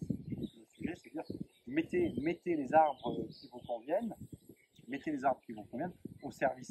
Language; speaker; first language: French; native; French